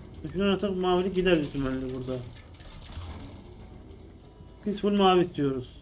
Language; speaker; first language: Turkish; native; Turkish